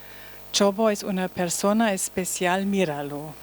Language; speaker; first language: Spanish; non-native, learner; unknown